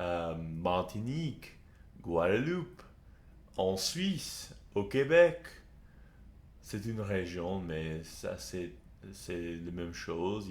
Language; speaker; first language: French; non-native, learner; English